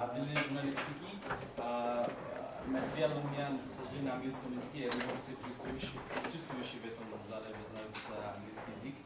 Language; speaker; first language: Russian; non-native, learner; Bangla